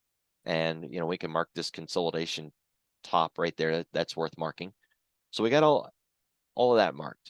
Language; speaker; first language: English; native; English